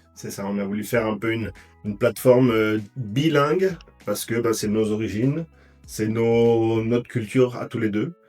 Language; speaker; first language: French; native; French